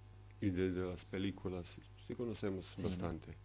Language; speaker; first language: Spanish; non-native, learner; Serbian